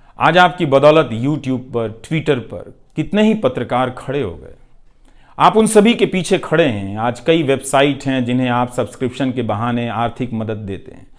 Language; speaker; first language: Hindi; non-native, local second language; Bhojpuri